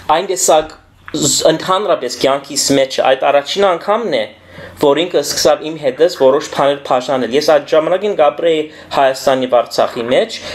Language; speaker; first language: Armenian; early bilingual, heritage; Armenian